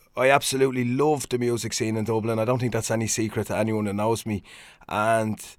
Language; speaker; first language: English; native; English